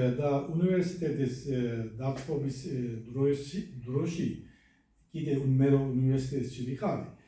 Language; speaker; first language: Georgian; early bilingual, heritage; Georgian